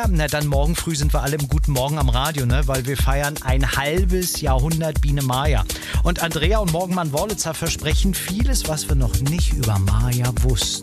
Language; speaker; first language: German; native; German